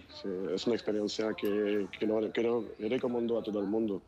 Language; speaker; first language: Spanish; non-native, fluent; French